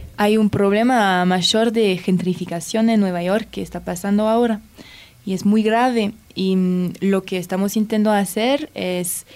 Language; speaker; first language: Spanish; early bilingual, heritage; English